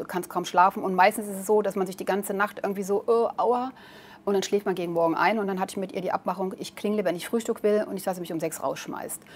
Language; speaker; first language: German; native; German